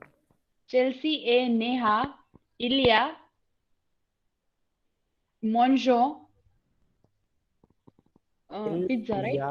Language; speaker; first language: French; non-native, learner; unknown